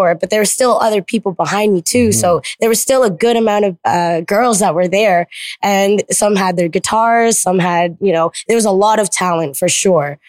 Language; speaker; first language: English; early bilingual, other home language; Filipino